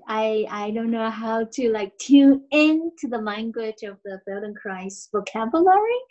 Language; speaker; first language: English; non-native, fluent; Chinese